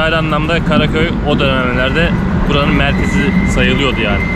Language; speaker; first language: Turkish; native; Turkish